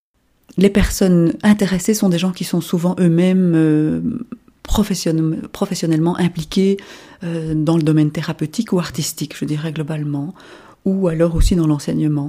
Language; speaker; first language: French; native; French